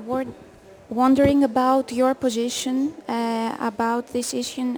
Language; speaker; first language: English; non-native, fluent; Greek